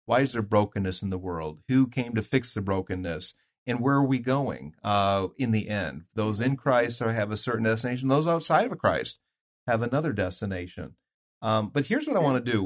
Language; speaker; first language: English; native; English